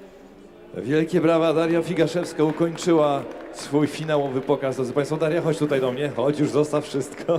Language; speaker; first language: Polish; native; Polish